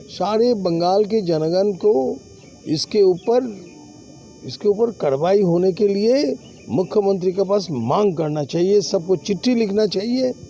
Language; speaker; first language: Hindi; non-native, local second language; Bangla